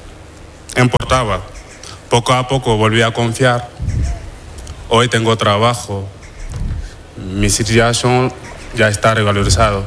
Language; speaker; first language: Spanish; non-native, fluent; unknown